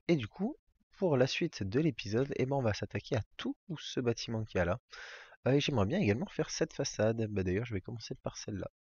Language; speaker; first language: French; native; French